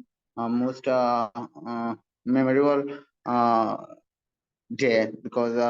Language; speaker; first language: English; non-native, learner; Bangla